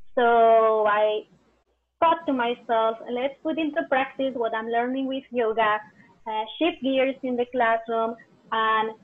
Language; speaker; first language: English; non-native, fluent; Spanish